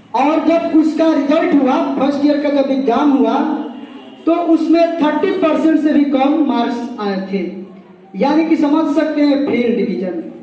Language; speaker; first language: Hindi; native; Hindi